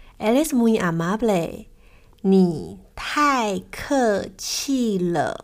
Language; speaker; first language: Spanish; non-native, learner; Chinese